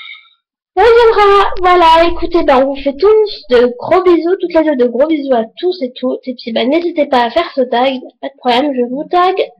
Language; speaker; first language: French; native; French